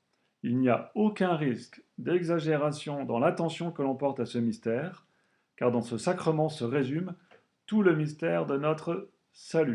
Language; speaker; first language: French; native; French